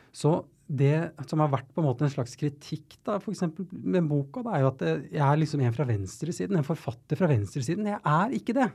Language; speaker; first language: Norwegian; native; Norwegian